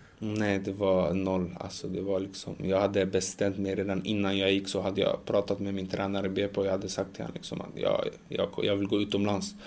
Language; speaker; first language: Swedish; early bilingual, other home language; Macedonian